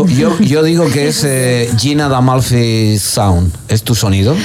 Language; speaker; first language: Spanish; native; Spanish